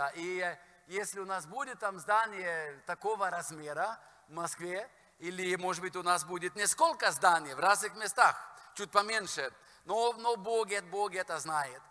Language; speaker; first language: Russian; non-native, fluent; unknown